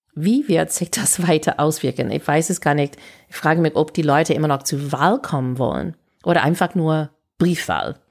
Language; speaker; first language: German; non-native, fluent; English